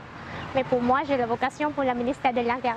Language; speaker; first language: French; non-native, learner; Khmer